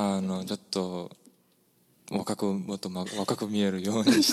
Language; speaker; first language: Japanese; non-native, fluent; Korean